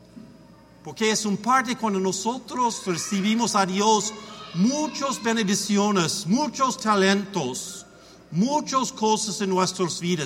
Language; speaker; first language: Spanish; non-native, learner; English